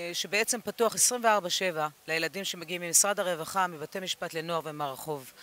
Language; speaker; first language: Hebrew; early bilingual, other home language; English